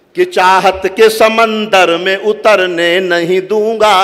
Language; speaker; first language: Hindi; native; Hindi